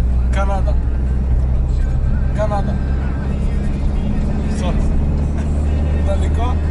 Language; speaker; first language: Russian; non-native, learner; French